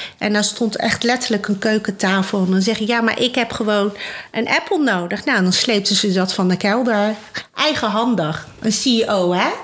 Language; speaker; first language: Dutch; early bilingual, other home language; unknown